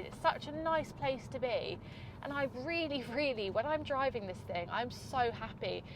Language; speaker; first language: English; native; English